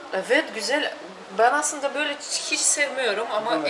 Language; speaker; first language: Turkish; non-native, learner; Russian